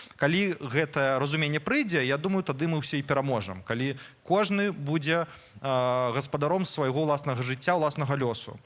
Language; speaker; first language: Belarusian; native; Belarusian